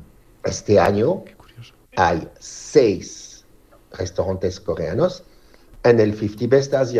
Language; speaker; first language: Spanish; non-native, fluent; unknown